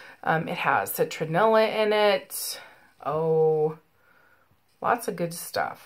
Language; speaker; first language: English; native; English